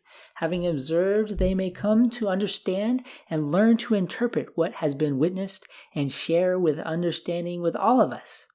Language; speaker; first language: English; native; English